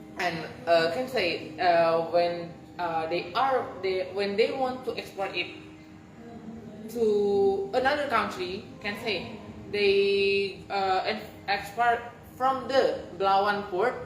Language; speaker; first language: English; non-native, learner; Indonesian